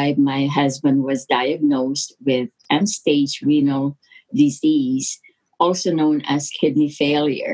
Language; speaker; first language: English; non-native, local second language; Filipino